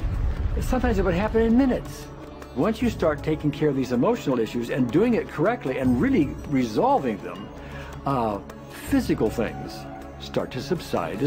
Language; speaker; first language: English; native; English